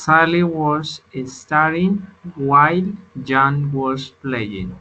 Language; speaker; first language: English; non-native, learner; Spanish